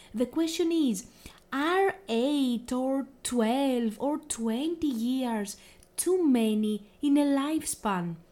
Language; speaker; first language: English; non-native, fluent; Greek